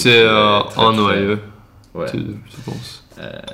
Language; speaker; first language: French; non-native, learner; Swedish